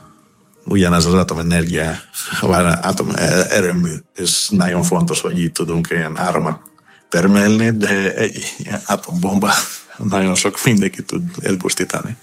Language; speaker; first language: Hungarian; non-native, fluent; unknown